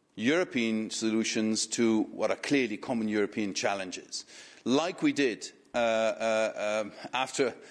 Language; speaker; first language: English; non-native, fluent; Dutch